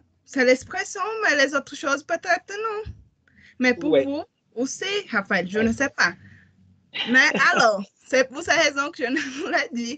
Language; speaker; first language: French; non-native, learner; Portuguese